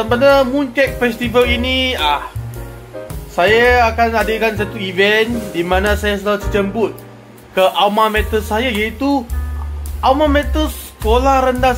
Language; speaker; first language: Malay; non-native, local second language; Chinese